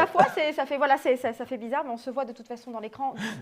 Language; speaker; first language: French; native; French